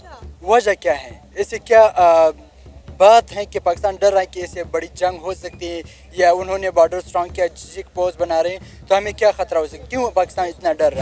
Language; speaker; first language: Hindi; non-native, local second language; Pashto